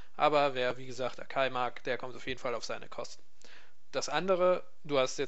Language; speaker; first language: German; native; German